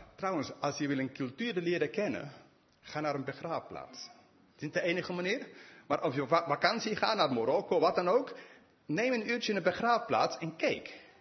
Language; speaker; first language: Dutch; non-native, fluent; English